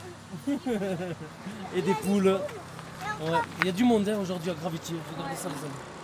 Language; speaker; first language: French; native; French